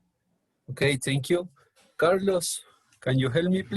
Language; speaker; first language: English; non-native, learner; Spanish